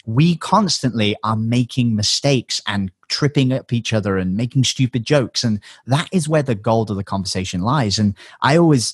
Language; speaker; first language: English; native; English